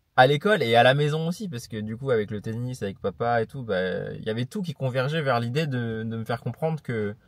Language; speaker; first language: French; native; French